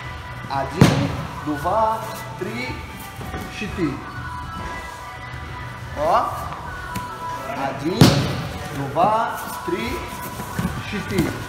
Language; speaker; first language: Russian; non-native, learner; Portuguese